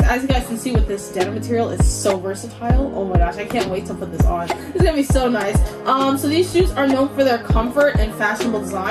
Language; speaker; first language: English; native; English